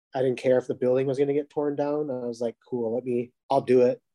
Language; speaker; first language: English; native; English